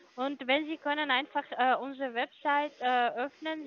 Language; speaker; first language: German; non-native, learner; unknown